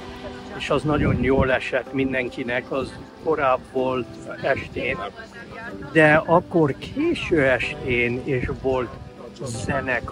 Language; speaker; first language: Hungarian; early bilingual, heritage; Hungarian